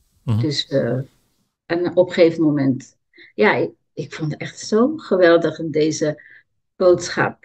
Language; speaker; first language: Dutch; non-native, learner; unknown